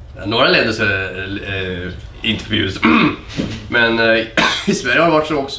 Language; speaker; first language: Swedish; native; Swedish